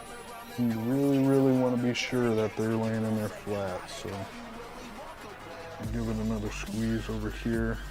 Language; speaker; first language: English; native; English